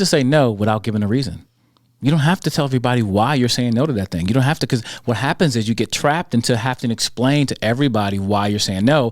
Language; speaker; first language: English; native; English